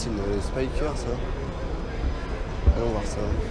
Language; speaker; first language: French; native; French